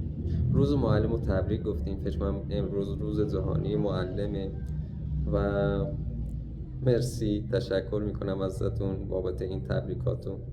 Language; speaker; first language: Persian; native; Persian